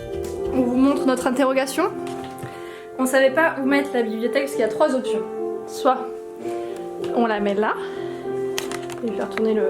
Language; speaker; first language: French; native; French